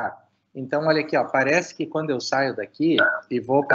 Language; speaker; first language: Portuguese; native; Portuguese